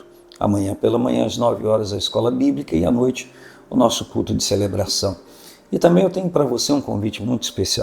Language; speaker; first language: Portuguese; native; Portuguese